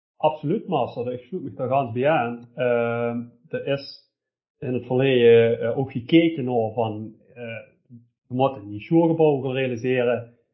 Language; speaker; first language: Dutch; native; Dutch